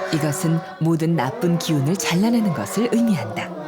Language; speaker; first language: Korean; native; Korean